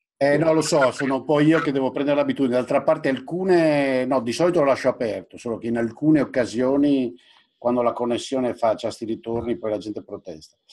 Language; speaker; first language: Italian; native; Italian